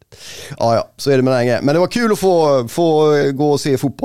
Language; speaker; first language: Swedish; native; Swedish